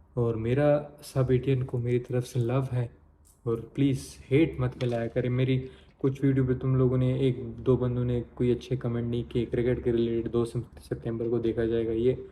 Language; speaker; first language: Urdu; non-native, local second language; Pashto